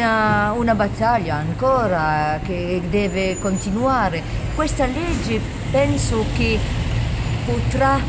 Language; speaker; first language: Italian; non-native, learner; French